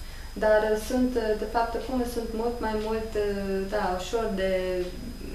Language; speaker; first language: Romanian; non-native, learner; English